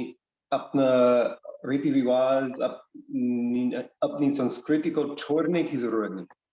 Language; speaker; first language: Hindi; non-native, fluent; English